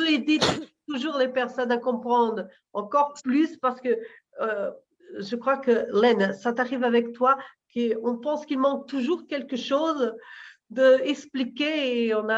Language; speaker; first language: French; non-native, learner; Portuguese